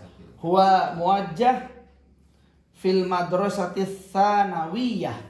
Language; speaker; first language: Arabic; non-native, fluent; Indonesian